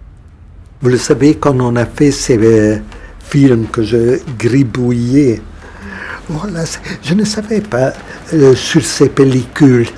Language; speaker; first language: French; non-native, fluent; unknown